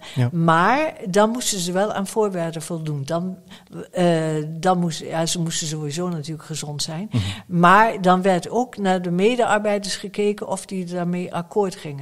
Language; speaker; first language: Dutch; native; Dutch